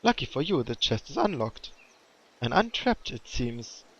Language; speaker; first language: English; non-native, fluent; German